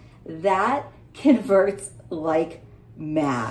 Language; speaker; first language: English; native; English